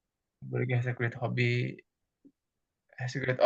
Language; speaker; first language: English; non-native, fluent; Indonesian